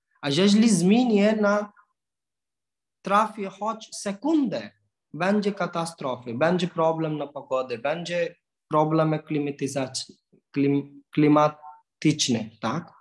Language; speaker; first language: Polish; non-native, learner; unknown